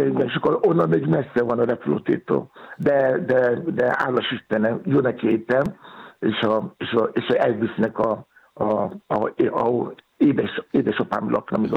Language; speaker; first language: Hungarian; non-native, fluent; Yoruba